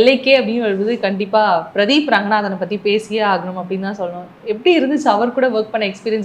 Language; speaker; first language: Tamil; native; Tamil